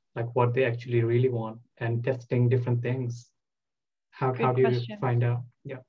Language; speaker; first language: English; non-native, local second language; Bangla